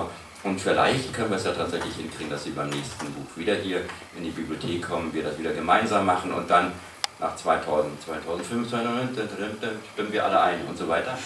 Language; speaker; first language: German; native; German